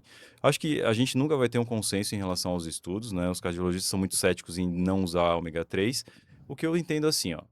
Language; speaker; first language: Portuguese; native; Portuguese